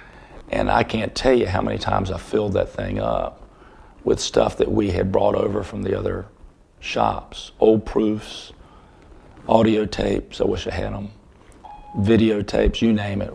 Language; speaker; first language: English; native; English